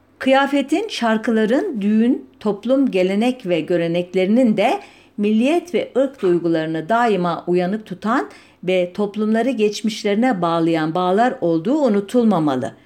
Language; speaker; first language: Turkish; native; Turkish